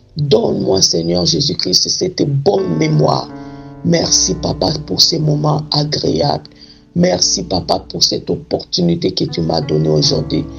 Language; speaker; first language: French; non-native, local second language; Lingala